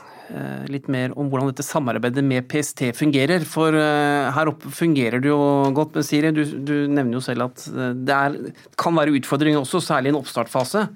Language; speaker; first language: Norwegian; native; Norwegian